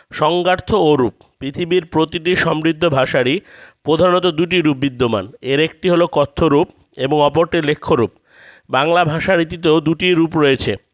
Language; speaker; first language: Bangla; native; Bangla